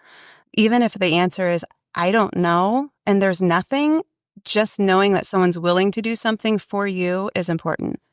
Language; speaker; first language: English; native; English